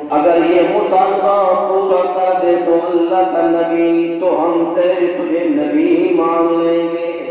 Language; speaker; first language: Urdu; non-native, local second language; Saraiki